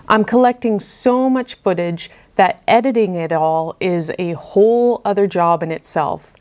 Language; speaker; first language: English; native; English